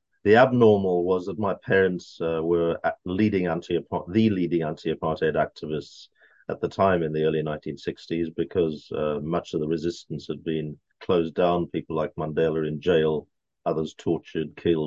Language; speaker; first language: English; native; English